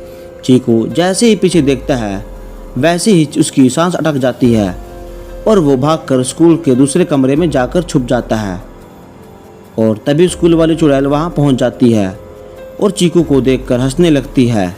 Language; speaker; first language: Hindi; native; Hindi